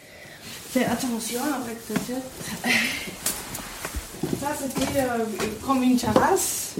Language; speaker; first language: French; non-native, fluent; German